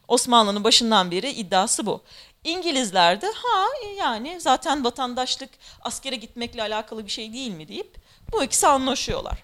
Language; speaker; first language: Turkish; native; Turkish